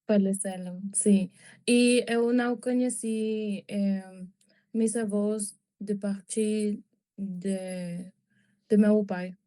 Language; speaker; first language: Portuguese; non-native, learner; Spanish